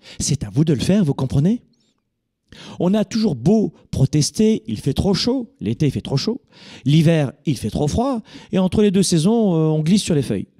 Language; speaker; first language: French; native; French